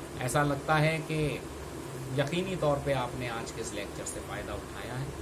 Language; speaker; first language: Urdu; native; Urdu